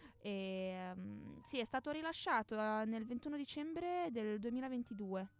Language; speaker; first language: Italian; native; Italian